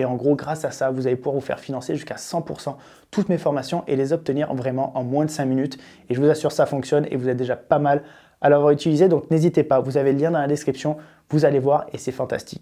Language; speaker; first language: French; native; French